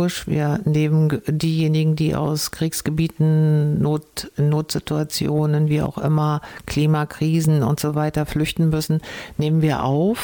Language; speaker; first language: German; native; German